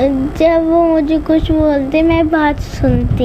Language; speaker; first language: Hindi; non-native, local second language; Punjabi